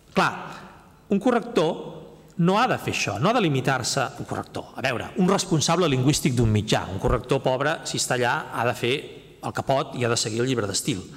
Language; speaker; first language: Catalan; native; Catalan